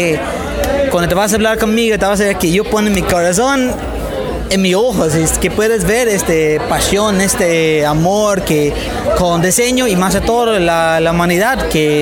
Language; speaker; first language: Spanish; non-native, fluent; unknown